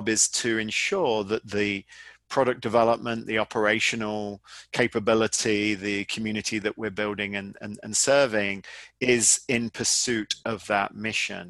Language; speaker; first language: English; native; English